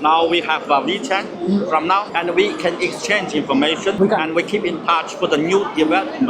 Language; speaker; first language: English; non-native, learner; Chinese